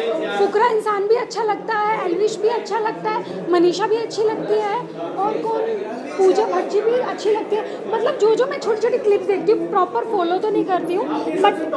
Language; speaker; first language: Hindi; native; Hindi